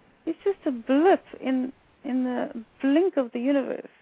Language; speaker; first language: English; native; English